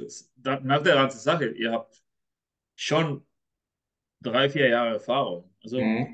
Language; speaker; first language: German; non-native, fluent; Spanish